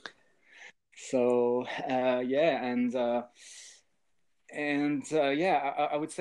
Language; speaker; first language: English; non-native, fluent; French